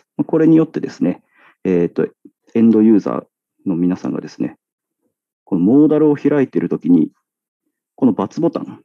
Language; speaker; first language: Japanese; native; Japanese